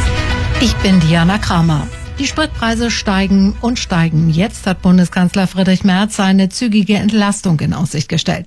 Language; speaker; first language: German; native; German